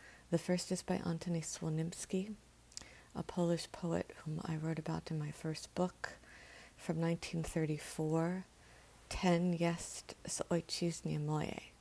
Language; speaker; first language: English; native; English